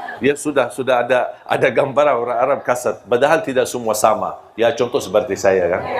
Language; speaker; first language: Malay; non-native, fluent; Arabic